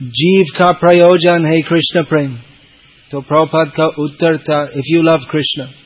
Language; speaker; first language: Hindi; non-native, fluent; English